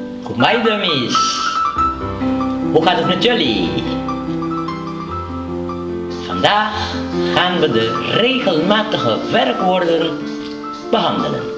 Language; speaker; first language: Dutch; non-native, local second language; Papiamento